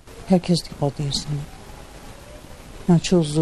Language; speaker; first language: Turkish; non-native, local second language; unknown